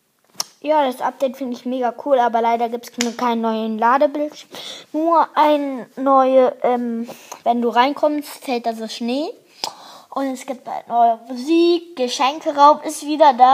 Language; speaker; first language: German; native; German